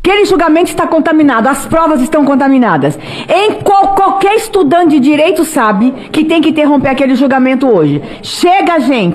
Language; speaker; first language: Portuguese; native; Portuguese